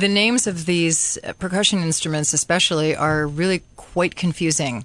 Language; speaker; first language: English; native; English